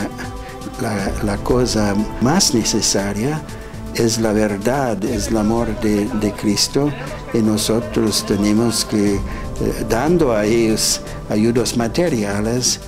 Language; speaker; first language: Spanish; non-native, fluent; English